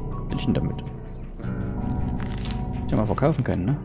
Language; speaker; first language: German; native; German